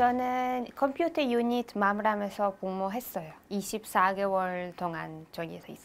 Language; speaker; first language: Korean; non-native, learner; Hebrew